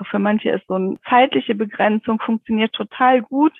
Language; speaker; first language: German; native; German